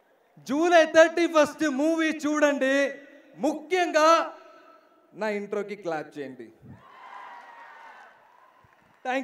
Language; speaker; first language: Telugu; non-native, learner; Malayalam